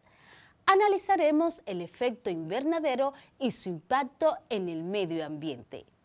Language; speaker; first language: Spanish; native; Spanish